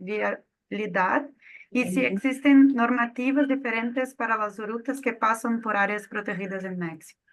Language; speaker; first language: Spanish; non-native, fluent; Portuguese